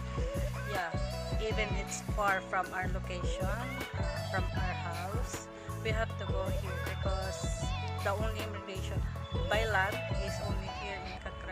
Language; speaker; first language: English; non-native, local second language; Filipino